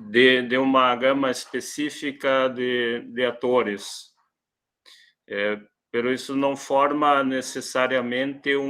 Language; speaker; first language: Portuguese; non-native, learner; Spanish